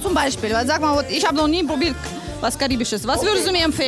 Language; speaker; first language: German; native; German